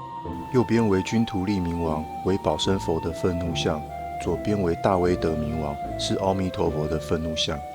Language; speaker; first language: Chinese; native; Chinese